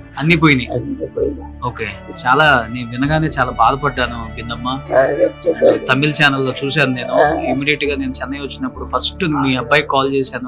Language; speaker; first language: Telugu; native; Telugu